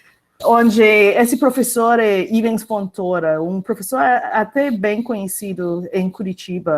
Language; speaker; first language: Portuguese; non-native, fluent; English